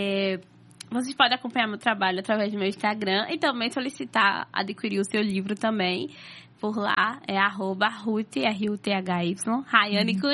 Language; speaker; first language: Portuguese; native; Portuguese